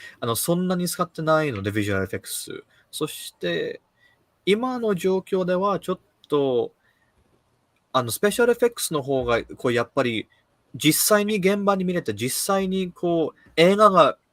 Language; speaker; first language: Japanese; early bilingual, heritage; Japanese